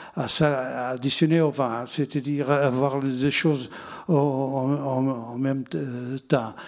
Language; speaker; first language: French; non-native, fluent; Portuguese